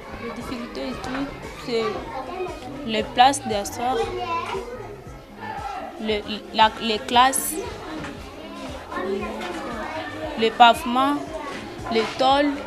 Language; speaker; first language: French; non-native, local second language; Swahili